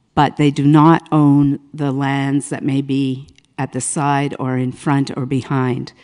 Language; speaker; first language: English; native; English